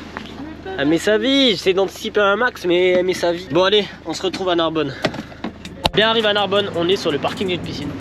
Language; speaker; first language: French; native; French